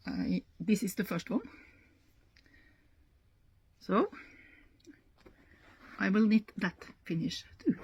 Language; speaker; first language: English; non-native, learner; Norwegian